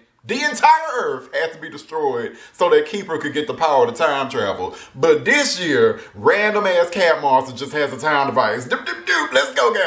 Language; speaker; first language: English; native; English